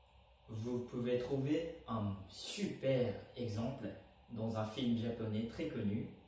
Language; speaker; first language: French; non-native, fluent; Japanese